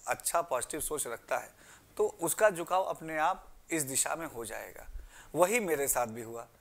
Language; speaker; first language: Hindi; native; Hindi